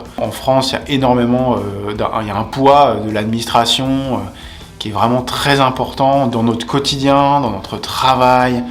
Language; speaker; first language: French; native; French